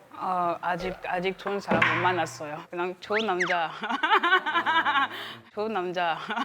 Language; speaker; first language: Korean; non-native, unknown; French